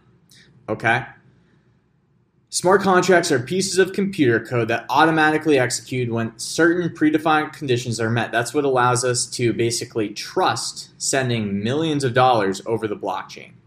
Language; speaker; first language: English; native; English